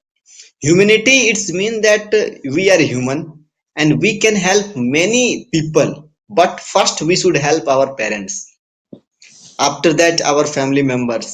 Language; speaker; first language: English; non-native, fluent; Hindi